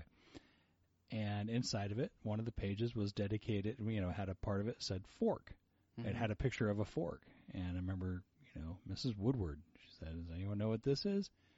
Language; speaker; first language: English; early bilingual, other home language; Portuguese